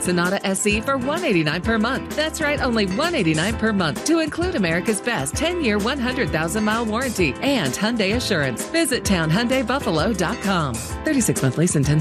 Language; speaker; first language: English; native; English